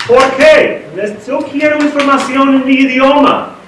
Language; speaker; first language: Spanish; non-native, learner; English